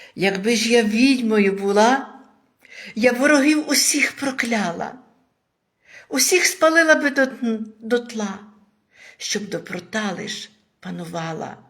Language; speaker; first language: Ukrainian; native; Ukrainian